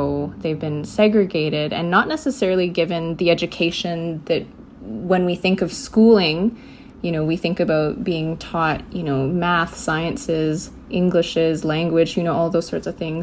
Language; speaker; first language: English; native; English